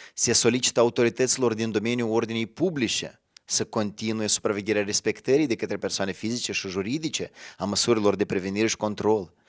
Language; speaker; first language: Romanian; native; Romanian